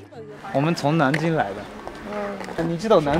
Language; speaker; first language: Chinese; non-native, fluent; Japanese